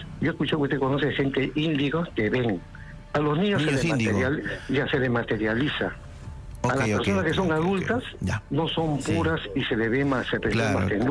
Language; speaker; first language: Spanish; native; Spanish